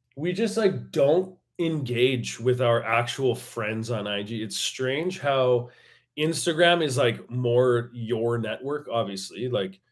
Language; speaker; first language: English; native; English